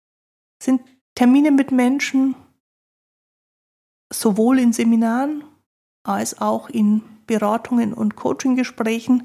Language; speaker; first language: German; native; German